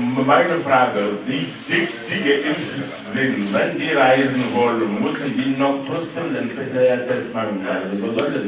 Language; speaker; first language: German; non-native, learner; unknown